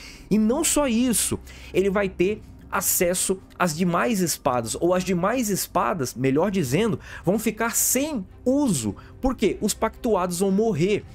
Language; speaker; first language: Portuguese; native; Portuguese